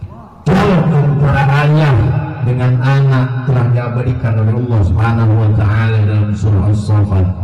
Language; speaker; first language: Indonesian; native; Indonesian